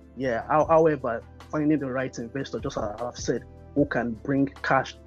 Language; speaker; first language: English; non-native, local second language; Yoruba